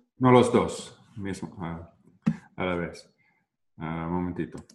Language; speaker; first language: Spanish; non-native, learner; English